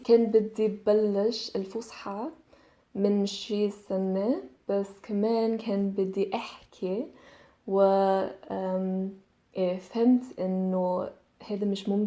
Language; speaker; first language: Arabic; non-native, learner; English